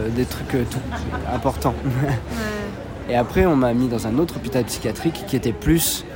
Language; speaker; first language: French; native; French